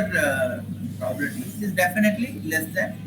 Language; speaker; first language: English; non-native, local second language; Tamil